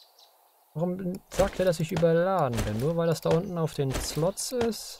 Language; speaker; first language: German; native; German